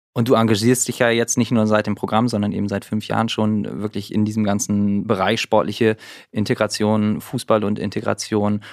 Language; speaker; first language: German; native; German